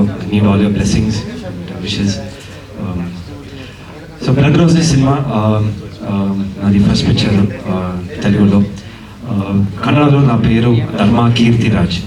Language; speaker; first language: Telugu; non-native, local second language; Kannada